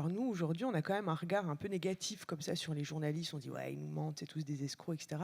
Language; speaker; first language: French; native; French